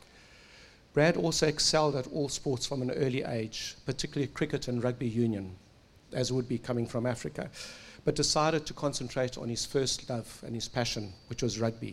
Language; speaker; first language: English; native; English